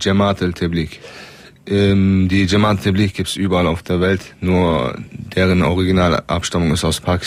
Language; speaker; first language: German; early bilingual, other home language; Turkish